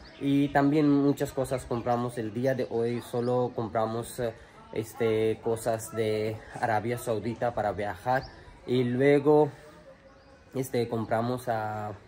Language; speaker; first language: Spanish; non-native, learner; Urdu